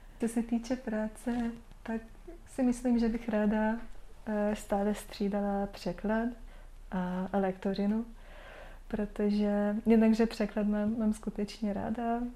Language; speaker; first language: Czech; non-native, fluent; Hungarian